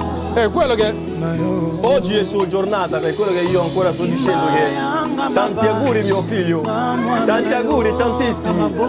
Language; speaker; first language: Italian; non-native, fluent; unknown